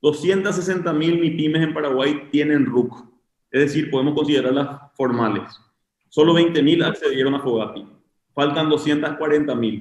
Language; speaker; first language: Spanish; native; Spanish